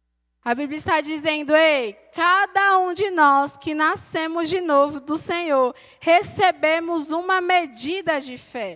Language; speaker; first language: Portuguese; native; Portuguese